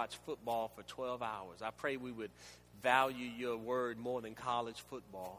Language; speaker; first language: English; native; English